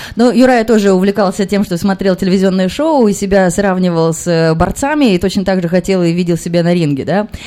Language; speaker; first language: Russian; native; Russian